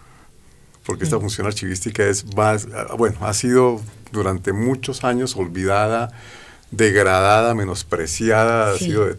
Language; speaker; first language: Spanish; native; Spanish